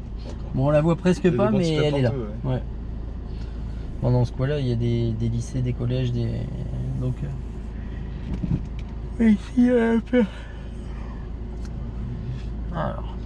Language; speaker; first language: French; native; French